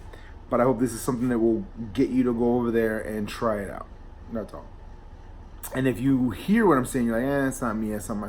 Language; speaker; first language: English; native; English